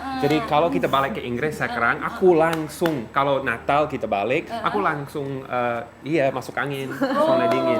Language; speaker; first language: Indonesian; non-native, fluent; English